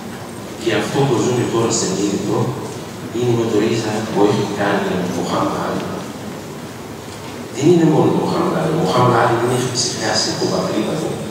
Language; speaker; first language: Greek; non-native, learner; Arabic